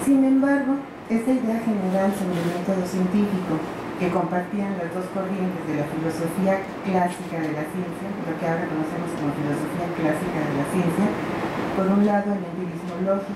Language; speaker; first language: Spanish; native; Spanish